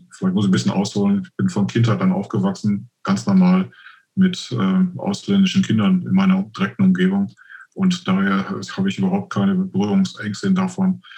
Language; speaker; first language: German; native; German